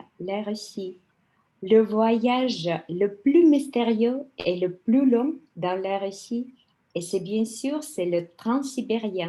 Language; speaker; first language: French; non-native, fluent; Russian